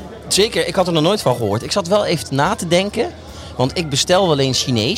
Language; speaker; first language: Dutch; native; Dutch